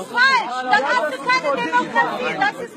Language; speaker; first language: German; early bilingual, other home language; Turkish